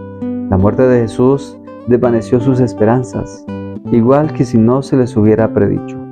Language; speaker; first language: Spanish; native; Spanish